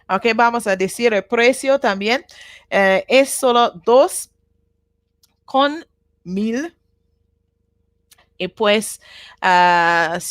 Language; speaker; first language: Spanish; non-native, learner; Japanese